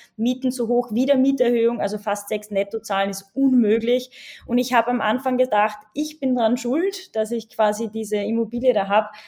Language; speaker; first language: German; native; German